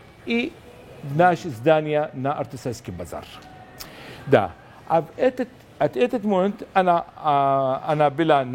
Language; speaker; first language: Russian; non-native, learner; Arabic